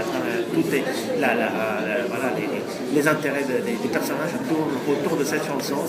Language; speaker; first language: French; non-native, fluent; Spanish